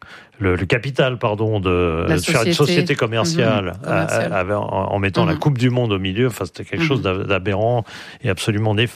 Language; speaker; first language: French; native; French